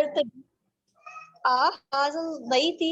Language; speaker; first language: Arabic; non-native, learner; Urdu